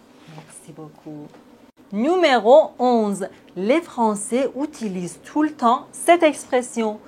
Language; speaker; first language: French; native; French